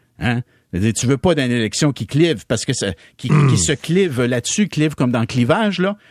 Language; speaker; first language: French; native; French